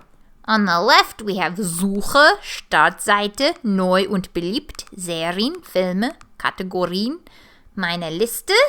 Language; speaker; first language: German; non-native, fluent; English